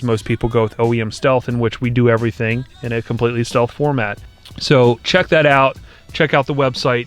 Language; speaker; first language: English; native; English